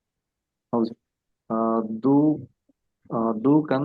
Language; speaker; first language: German; non-native, learner; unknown